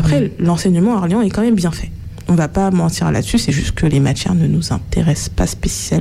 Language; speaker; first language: French; native; French